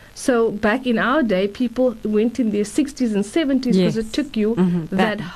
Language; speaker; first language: English; native; English